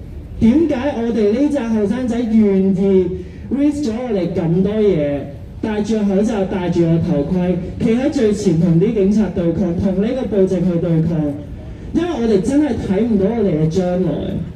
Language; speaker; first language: Cantonese; native; Cantonese